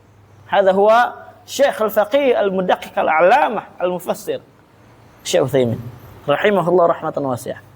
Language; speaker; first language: Arabic; non-native, fluent; Indonesian